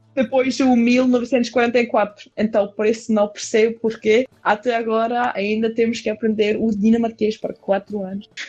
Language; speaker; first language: Portuguese; non-native, fluent; Icelandic